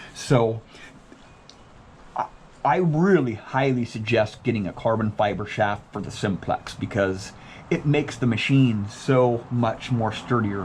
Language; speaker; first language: English; native; English